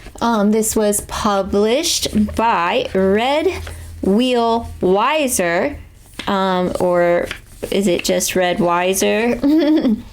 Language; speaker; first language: English; native; English